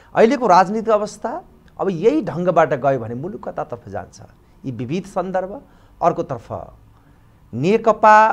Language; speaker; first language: Nepali; native; Nepali